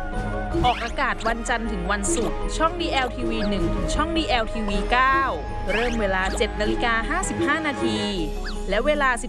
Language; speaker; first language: Thai; native; Thai